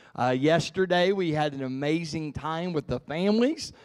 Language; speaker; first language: English; native; English